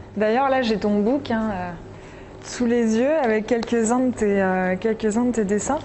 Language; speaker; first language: French; native; French